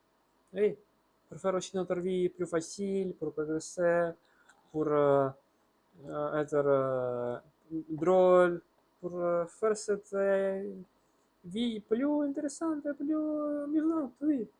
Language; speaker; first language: French; non-native, learner; Russian